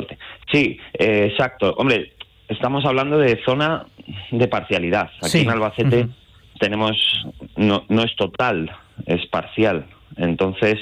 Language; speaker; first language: Spanish; native; Spanish